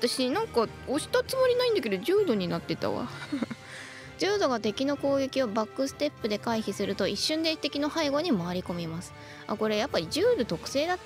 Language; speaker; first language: Japanese; native; Japanese